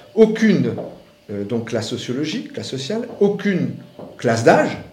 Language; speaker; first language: French; native; French